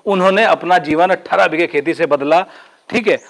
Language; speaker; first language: Hindi; native; Hindi